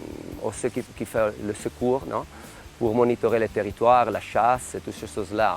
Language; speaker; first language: French; non-native, local second language; Italian